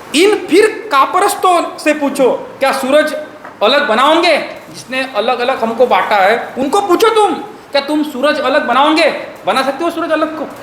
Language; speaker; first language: Hindi; non-native, local second language; Marathi